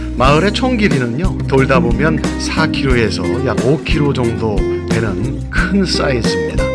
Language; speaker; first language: Korean; native; Korean